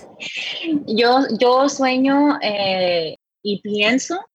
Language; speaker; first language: Spanish; native; Spanish